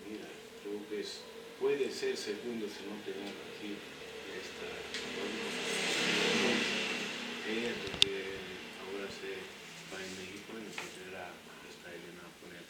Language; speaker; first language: Spanish; non-native, fluent; Italian